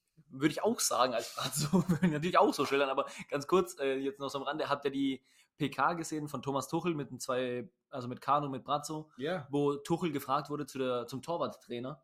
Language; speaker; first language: German; native; German